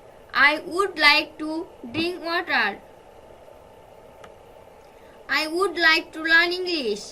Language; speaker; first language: English; non-native, fluent; Bangla